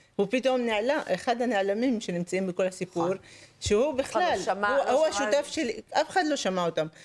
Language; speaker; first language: Hebrew; native; Hebrew